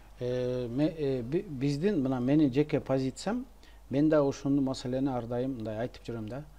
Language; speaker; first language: Kyrgyz; native; Kyrgyz